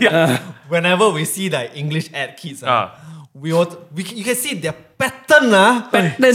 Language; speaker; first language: English; non-native, local second language; Min Nan Chinese